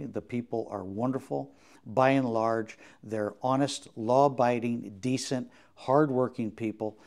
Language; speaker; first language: English; native; English